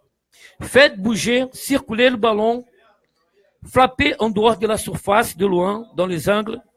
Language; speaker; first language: French; non-native, fluent; Portuguese